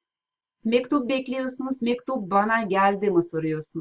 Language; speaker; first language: Turkish; non-native, fluent; Russian